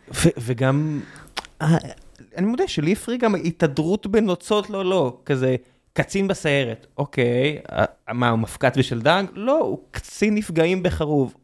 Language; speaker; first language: Hebrew; native; Hebrew